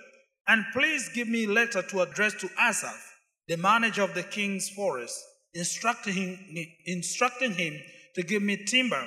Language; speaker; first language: English; non-native, fluent; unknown